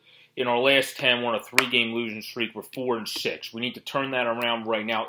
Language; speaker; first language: English; native; English